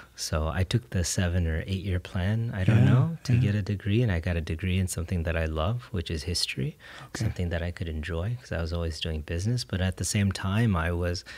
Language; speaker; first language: English; native; English